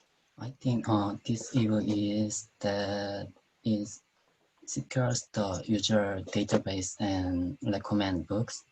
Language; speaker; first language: English; non-native, learner; Korean